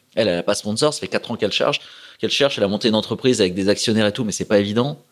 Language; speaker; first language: French; native; French